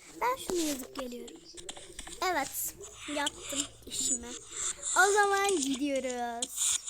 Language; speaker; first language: Turkish; native; Turkish